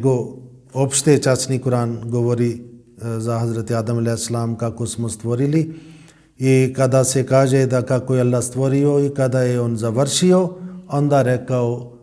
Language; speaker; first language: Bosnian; non-native, learner; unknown